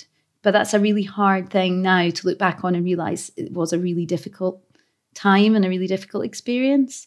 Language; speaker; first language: English; native; English